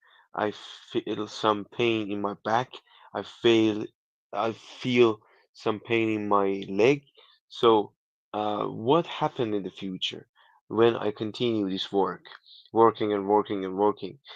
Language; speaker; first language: English; non-native, learner; Persian